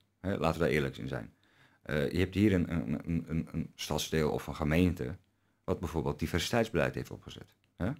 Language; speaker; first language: Dutch; early bilingual, other home language; Turkish